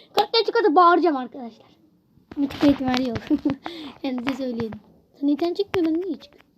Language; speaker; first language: Turkish; native; Turkish